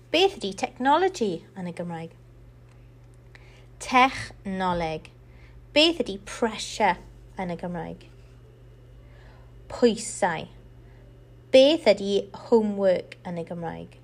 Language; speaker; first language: Welsh; non-native, local second language; English